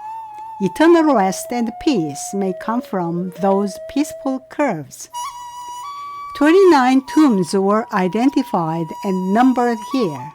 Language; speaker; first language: English; non-native, fluent; Korean